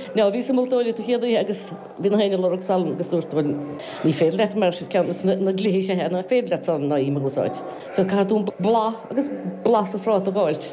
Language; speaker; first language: Irish; native; Irish